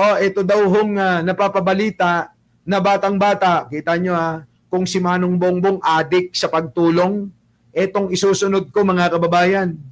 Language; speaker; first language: Filipino; non-native, local second language; Pangasinan